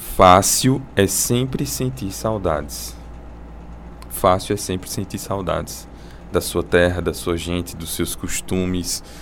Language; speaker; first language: Portuguese; native; Portuguese